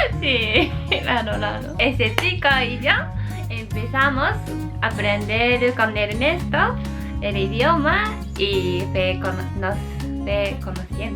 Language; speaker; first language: Spanish; non-native, learner; Japanese